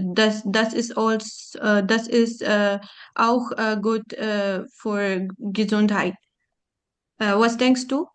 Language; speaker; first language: German; non-native, learner; Urdu